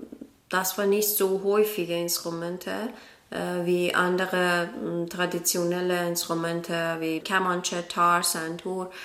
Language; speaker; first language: German; non-native, learner; Persian